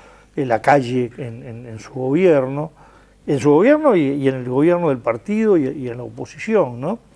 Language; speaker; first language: Spanish; native; Spanish